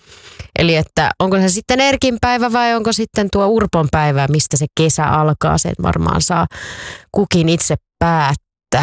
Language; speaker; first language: Finnish; native; Finnish